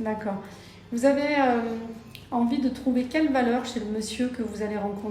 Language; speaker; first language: French; native; French